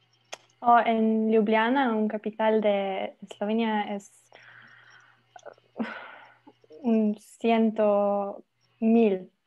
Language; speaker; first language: Spanish; non-native, learner; Slovenian